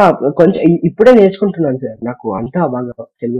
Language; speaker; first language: Telugu; non-native, learner; Kannada